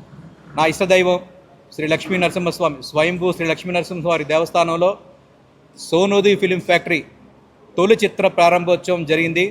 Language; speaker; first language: Telugu; native; Telugu